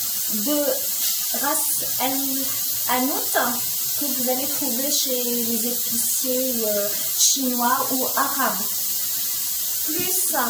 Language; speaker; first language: French; non-native, local second language; Arabic